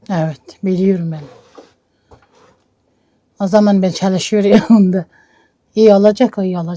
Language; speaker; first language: Turkish; non-native, learner; Mongolian